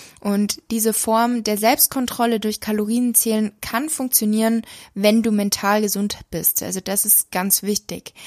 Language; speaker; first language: German; native; German